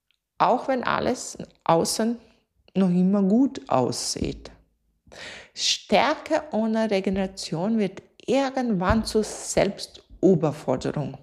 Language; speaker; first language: German; non-native, fluent; Latvian